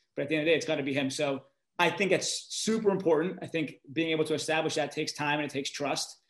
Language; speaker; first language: English; native; English